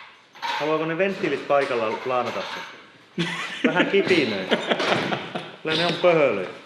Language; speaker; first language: Finnish; native; Finnish